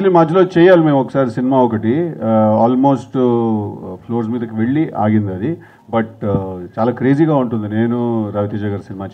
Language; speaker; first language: Telugu; native; Telugu